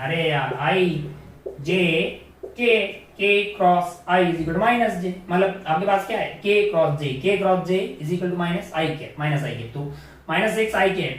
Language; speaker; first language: Hindi; native; Hindi